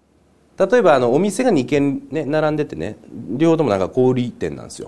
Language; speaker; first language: Japanese; native; Japanese